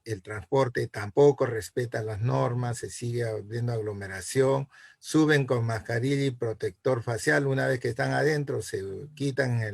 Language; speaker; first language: Spanish; native; Spanish